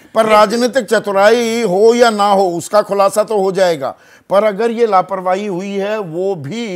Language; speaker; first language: Hindi; native; Hindi